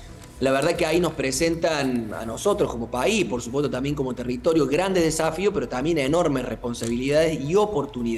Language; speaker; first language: Spanish; native; Spanish